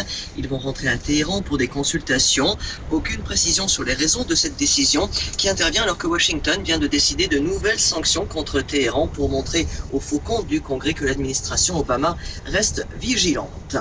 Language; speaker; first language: French; native; French